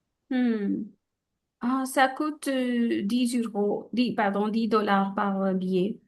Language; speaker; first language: French; non-native, fluent; Hindi